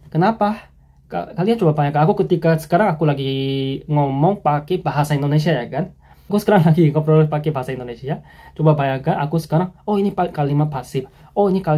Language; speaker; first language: Indonesian; non-native, fluent; Korean